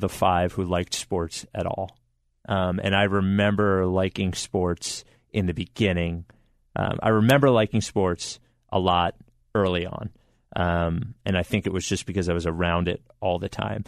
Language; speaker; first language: English; native; English